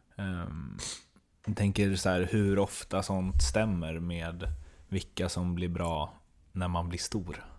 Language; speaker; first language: Swedish; native; Swedish